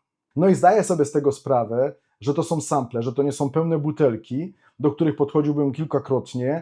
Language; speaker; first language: Polish; native; Polish